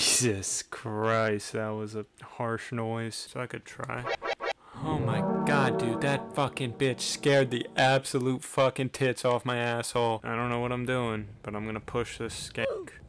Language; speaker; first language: English; native; English